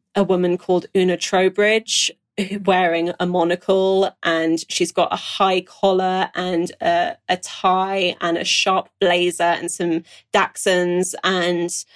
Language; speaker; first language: English; native; English